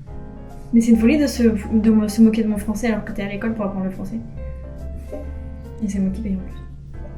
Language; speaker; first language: French; native; French